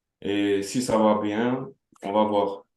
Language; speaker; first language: French; non-native, local second language; Arabic